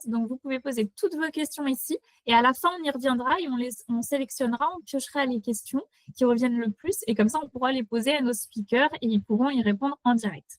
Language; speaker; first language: French; native; French